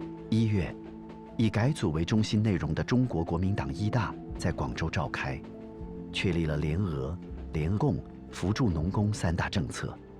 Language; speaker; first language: Chinese; native; Chinese